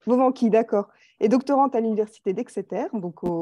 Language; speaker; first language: French; native; French